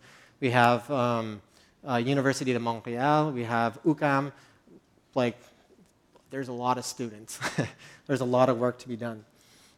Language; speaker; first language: English; native; English